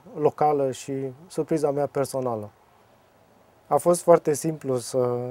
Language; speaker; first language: Romanian; native; Romanian